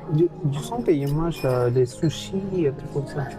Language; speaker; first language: French; non-native, fluent; Spanish